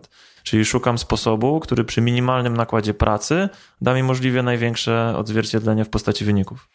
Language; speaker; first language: Polish; native; Polish